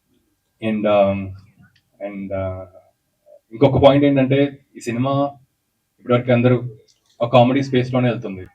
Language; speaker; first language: Telugu; native; Telugu